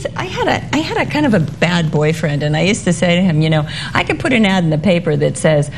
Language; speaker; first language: English; native; English